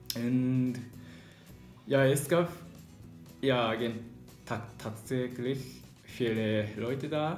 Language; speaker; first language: German; non-native, learner; Japanese